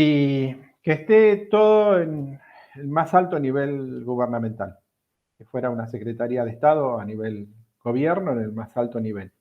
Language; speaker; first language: Spanish; native; Spanish